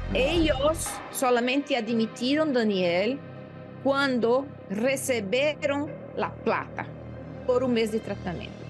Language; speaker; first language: Spanish; non-native, learner; Portuguese